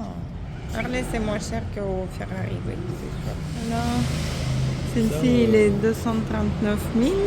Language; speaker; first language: French; non-native, fluent; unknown